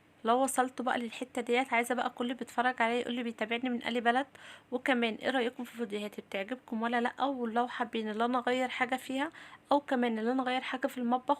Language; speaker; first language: Arabic; native; Arabic